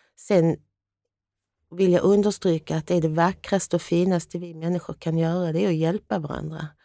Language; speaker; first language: Swedish; native; Swedish